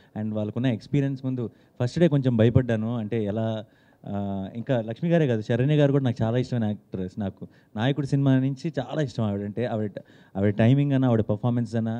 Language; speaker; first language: Telugu; native; Telugu